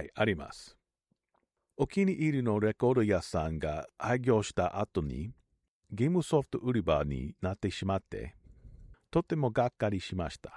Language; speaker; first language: Japanese; non-native, learner; English